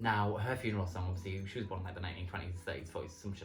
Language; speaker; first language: English; native; English